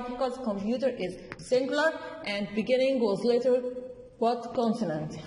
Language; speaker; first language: English; non-native, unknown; Arabic